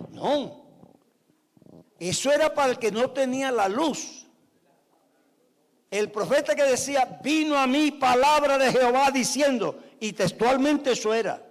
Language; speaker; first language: Spanish; native; Spanish